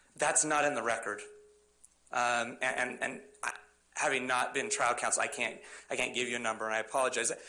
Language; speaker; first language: English; native; English